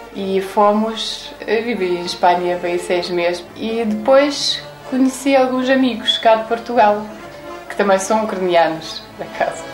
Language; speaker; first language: Portuguese; non-native, fluent; Ukrainian